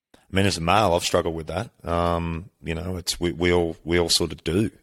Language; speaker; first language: English; native; English